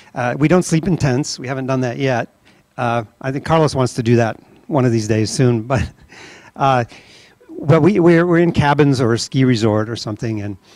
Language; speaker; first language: English; native; English